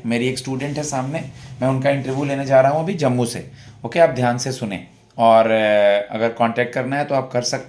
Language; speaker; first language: Hindi; native; Hindi